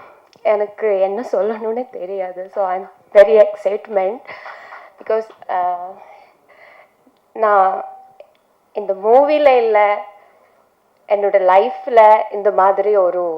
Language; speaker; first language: Tamil; non-native, learner; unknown